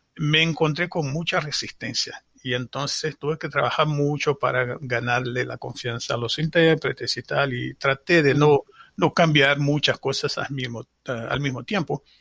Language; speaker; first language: Spanish; non-native, fluent; Portuguese